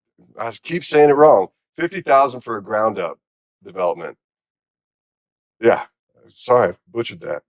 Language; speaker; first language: English; native; English